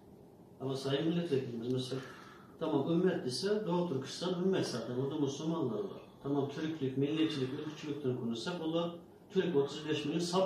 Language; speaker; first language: Turkish; non-native, learner; Uyghur